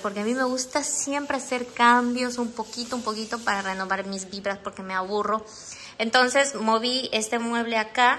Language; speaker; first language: Spanish; native; Spanish